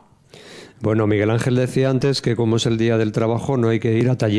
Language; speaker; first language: Spanish; native; Spanish